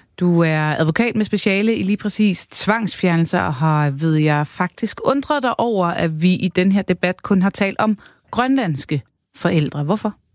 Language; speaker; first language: Danish; native; Danish